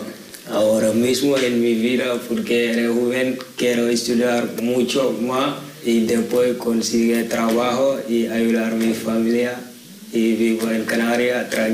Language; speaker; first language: Spanish; non-native, learner; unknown